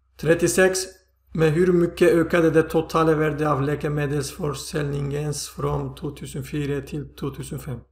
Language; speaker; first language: Swedish; non-native, fluent; Turkish